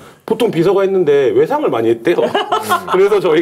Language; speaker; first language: Korean; native; Korean